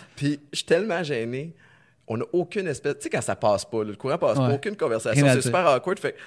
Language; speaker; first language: French; native; French